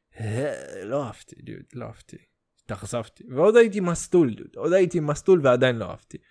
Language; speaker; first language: Hebrew; early bilingual, other home language; Russian